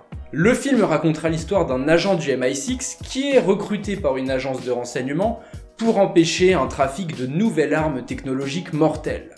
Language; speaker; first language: French; native; French